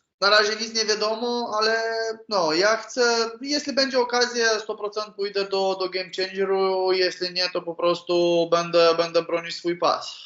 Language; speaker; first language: Polish; non-native, learner; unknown